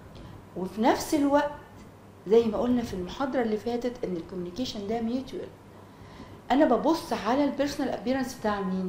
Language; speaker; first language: Arabic; native; Arabic